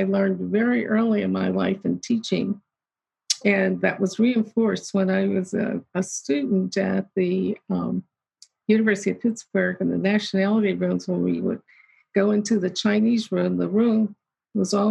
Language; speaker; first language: English; native; English